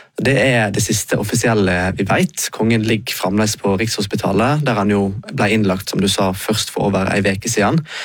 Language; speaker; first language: Norwegian; native; Norwegian